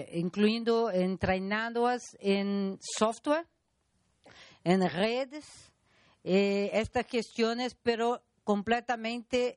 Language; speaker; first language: Spanish; non-native, learner; Portuguese